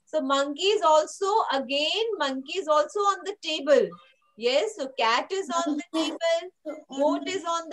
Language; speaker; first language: English; non-native, local second language; Hindi